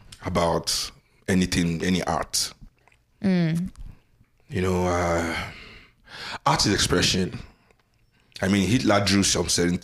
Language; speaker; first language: English; non-native, local second language; Yoruba